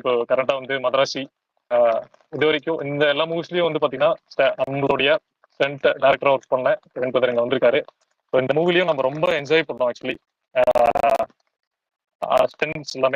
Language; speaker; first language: Tamil; native; Tamil